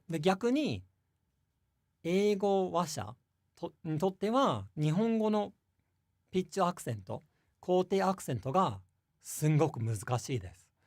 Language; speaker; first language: Japanese; non-native, fluent; English